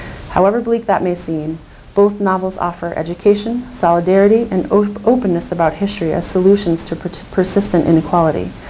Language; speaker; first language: English; native; English